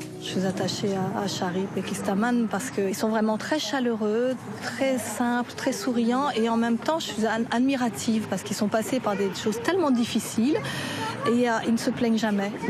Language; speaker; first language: French; native; French